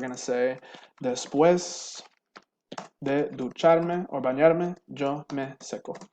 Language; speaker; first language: Spanish; non-native, fluent; English